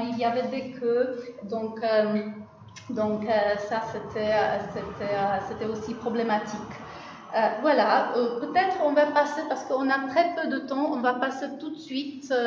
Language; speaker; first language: French; non-native, fluent; Czech